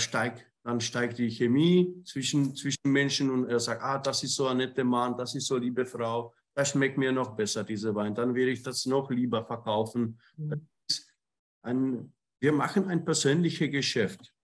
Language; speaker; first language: German; non-native, fluent; Czech